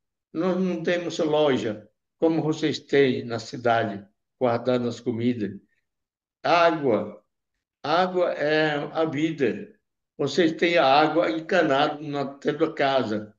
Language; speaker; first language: Portuguese; non-native, local second language; Yanomámi